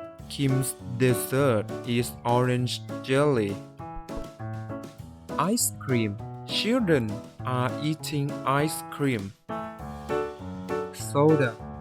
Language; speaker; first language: English; non-native, fluent; Thai